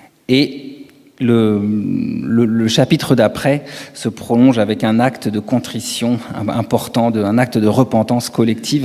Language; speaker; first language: French; native; French